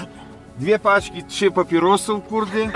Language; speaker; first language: Polish; non-native, learner; Ukrainian